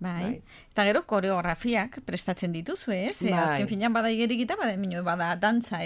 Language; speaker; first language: Basque; native; Basque